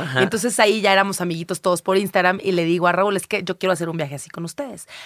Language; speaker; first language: Spanish; native; Spanish